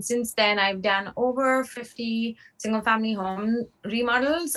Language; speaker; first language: English; non-native, local second language; Hindi